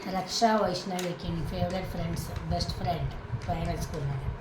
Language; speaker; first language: Kannada; native; Kannada